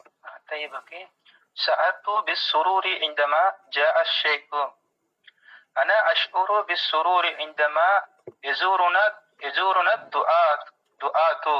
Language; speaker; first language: Arabic; non-native, learner; Tamil